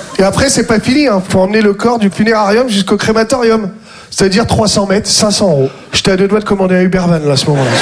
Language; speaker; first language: French; native; French